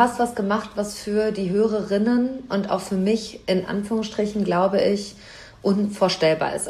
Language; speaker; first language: German; native; German